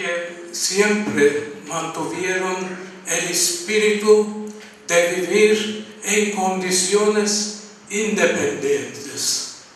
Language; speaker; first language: Spanish; non-native, fluent; Armenian